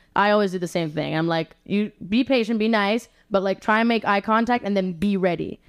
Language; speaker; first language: English; non-native, fluent; Italian